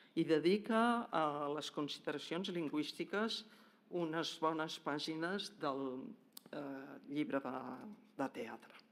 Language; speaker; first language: Catalan; native; Catalan